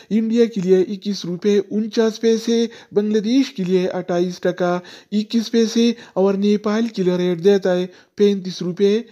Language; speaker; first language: Urdu; non-native, local second language; Pashto